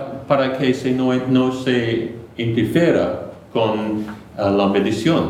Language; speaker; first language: Spanish; non-native, fluent; English